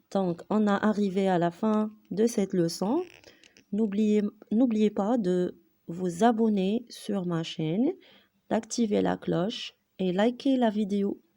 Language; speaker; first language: French; non-native, local second language; Arabic